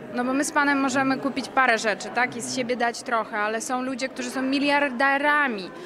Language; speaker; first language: Polish; non-native, fluent; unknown